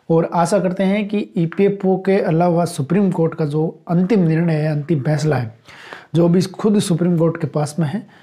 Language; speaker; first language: Hindi; native; Hindi